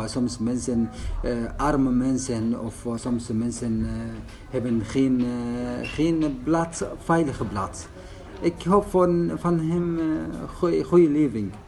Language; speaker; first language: Dutch; non-native, learner; Arabic